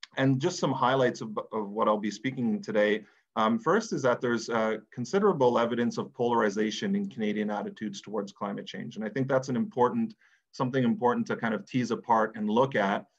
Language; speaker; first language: English; native; English